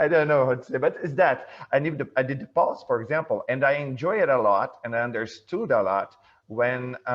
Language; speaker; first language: English; non-native, fluent; Portuguese